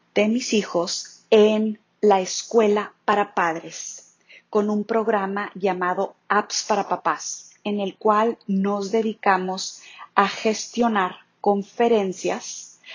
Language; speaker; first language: Spanish; native; Spanish